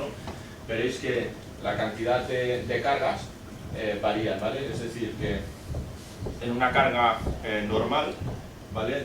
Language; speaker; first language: Spanish; native; Spanish